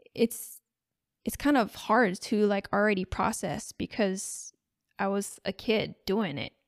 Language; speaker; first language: English; native; English